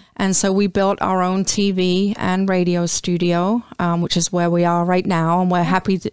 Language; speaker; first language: English; native; English